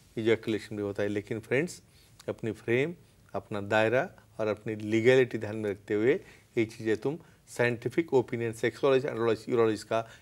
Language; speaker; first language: Hindi; non-native, local second language; Marathi